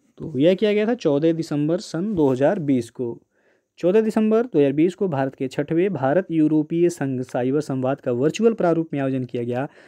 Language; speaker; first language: Hindi; native; Hindi